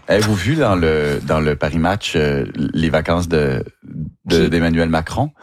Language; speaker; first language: French; native; French